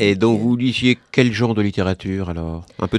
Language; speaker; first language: French; native; French